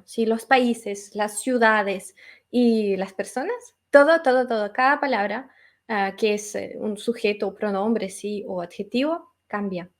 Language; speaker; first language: Spanish; non-native, fluent; Russian